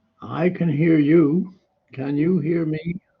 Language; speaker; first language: English; native; English